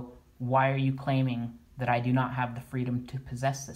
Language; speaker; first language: English; native; English